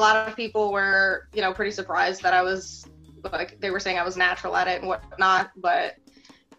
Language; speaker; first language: English; early bilingual, other home language; Russian